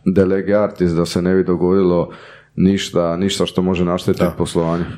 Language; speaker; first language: Croatian; native; Croatian